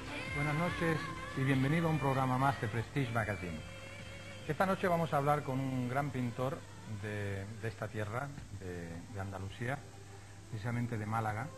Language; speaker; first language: Spanish; native; Spanish